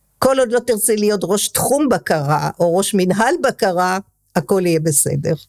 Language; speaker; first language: Hebrew; early bilingual, other home language; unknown